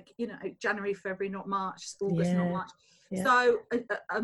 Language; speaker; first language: English; native; English